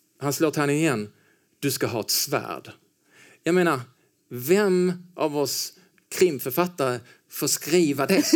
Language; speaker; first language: Swedish; native; Swedish